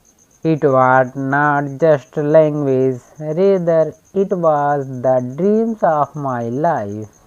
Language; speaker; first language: English; non-native, learner; Hindi